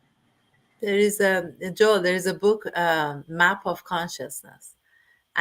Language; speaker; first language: English; non-native, fluent; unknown